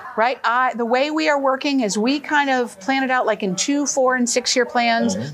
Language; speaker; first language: English; native; English